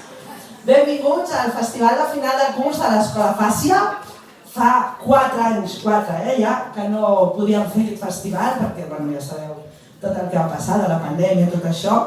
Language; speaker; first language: Catalan; native; Catalan